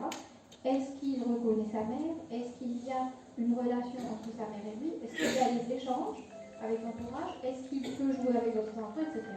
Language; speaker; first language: French; non-native, local second language; Arabic